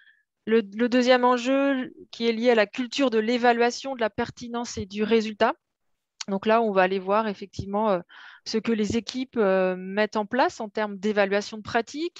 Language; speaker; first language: French; native; French